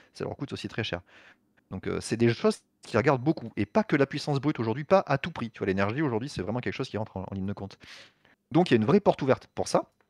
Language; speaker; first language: French; native; French